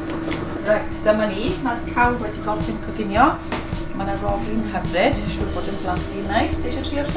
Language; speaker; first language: Welsh; non-native, learner; English